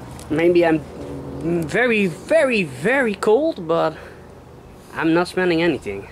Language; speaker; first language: English; non-native, fluent; Dutch